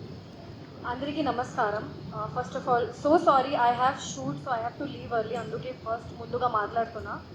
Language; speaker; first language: Telugu; non-native, local second language; Hindi